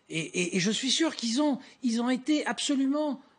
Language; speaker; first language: French; native; French